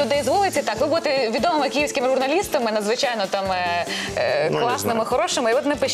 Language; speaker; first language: Ukrainian; native; Ukrainian